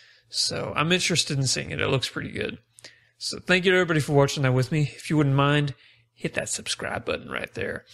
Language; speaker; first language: English; native; English